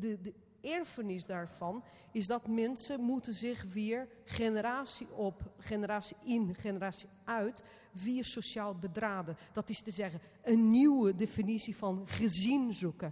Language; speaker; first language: Dutch; non-native, fluent; Portuguese